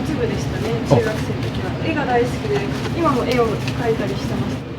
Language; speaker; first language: Japanese; native; Japanese